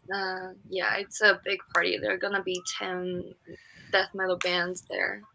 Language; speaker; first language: English; non-native, fluent; Chinese